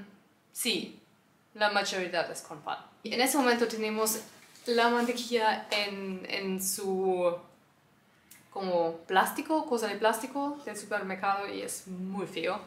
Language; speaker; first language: Spanish; non-native, learner; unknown